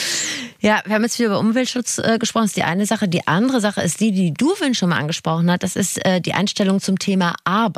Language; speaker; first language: German; native; German